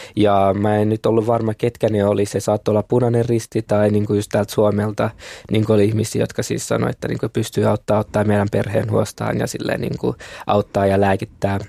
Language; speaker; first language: Finnish; early bilingual, other home language; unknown